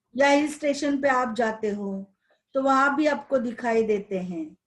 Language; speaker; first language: Hindi; non-native, local second language; Marathi